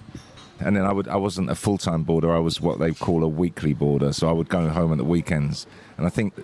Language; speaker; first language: English; native; English